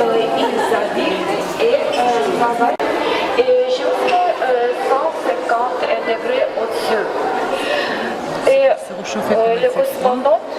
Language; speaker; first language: French; non-native, learner; Russian